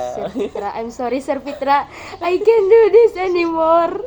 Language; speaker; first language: English; non-native, learner; Indonesian